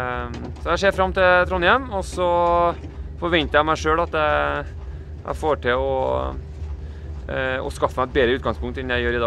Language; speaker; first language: Norwegian; native; Norwegian